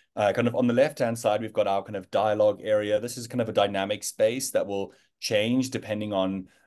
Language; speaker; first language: English; native; English